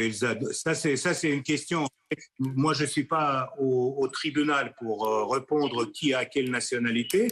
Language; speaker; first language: French; non-native, fluent; Russian